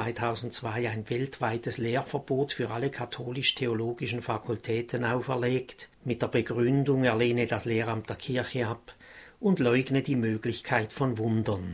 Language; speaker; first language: German; native; German